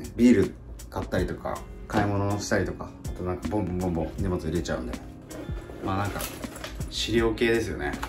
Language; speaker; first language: Japanese; native; Japanese